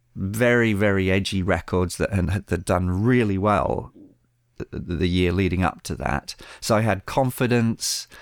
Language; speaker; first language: English; early bilingual, other home language; Spanish